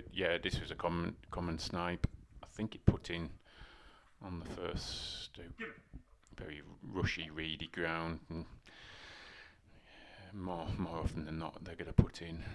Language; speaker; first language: English; native; English